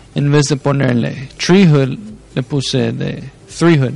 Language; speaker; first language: Spanish; early bilingual, heritage; Spanish